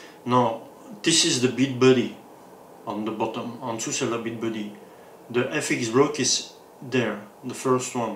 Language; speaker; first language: English; non-native, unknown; French